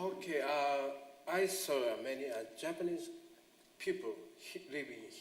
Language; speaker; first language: English; non-native, fluent; Japanese